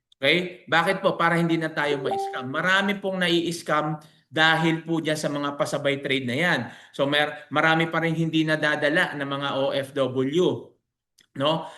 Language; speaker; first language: Filipino; native; Filipino